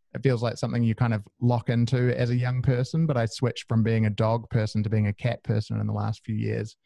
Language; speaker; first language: English; native; English